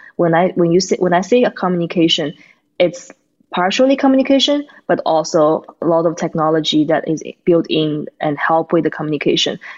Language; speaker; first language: English; non-native, fluent; Chinese